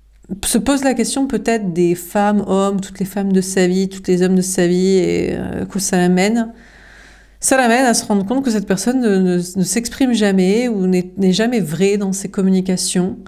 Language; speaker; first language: French; native; French